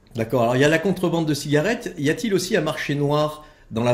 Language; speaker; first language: French; native; French